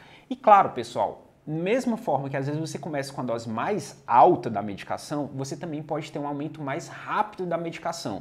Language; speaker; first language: Portuguese; native; Portuguese